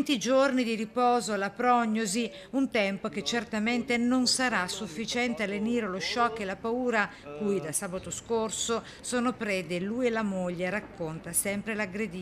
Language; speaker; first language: Italian; native; Italian